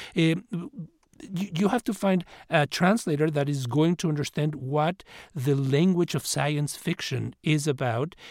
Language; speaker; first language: English; non-native, fluent; Spanish